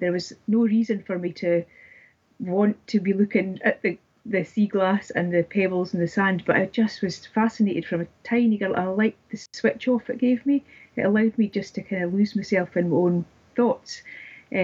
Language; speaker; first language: English; native; English